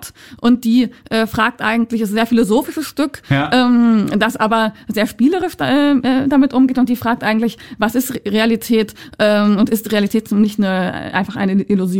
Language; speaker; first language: German; native; German